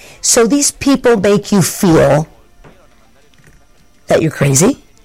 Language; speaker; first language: English; non-native, fluent; Spanish